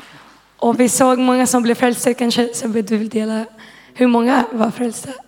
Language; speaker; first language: Swedish; non-native, fluent; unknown